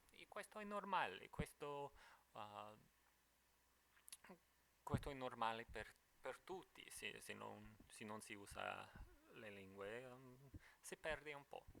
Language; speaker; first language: Italian; non-native, fluent; English